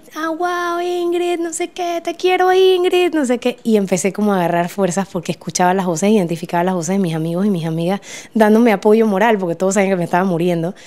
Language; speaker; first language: Spanish; native; Spanish